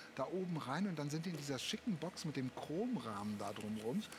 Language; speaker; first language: German; native; German